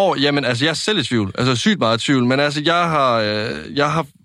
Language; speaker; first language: Danish; non-native, fluent; Spanish